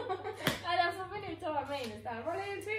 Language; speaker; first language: Swedish; native; Swedish